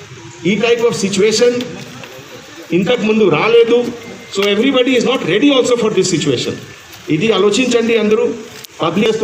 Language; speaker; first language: Telugu; non-native, fluent; Hindi